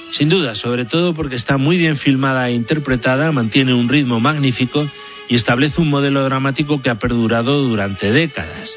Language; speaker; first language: Spanish; native; Spanish